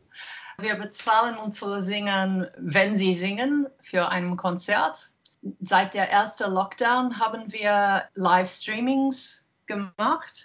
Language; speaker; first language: German; non-native, learner; English